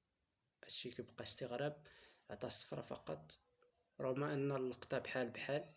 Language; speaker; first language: Arabic; native; Arabic